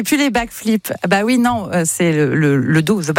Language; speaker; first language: French; native; French